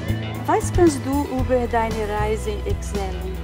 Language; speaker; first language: German; non-native, fluent; Portuguese